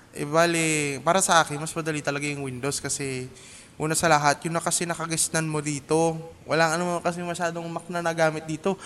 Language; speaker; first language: Filipino; non-native, local second language; Cebuano